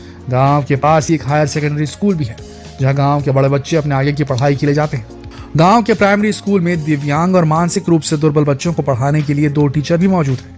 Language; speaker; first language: Hindi; native; Hindi